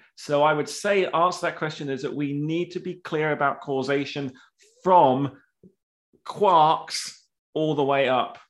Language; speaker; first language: English; native; English